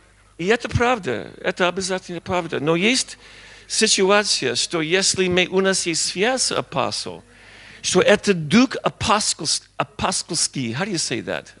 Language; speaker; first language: Russian; non-native, learner; English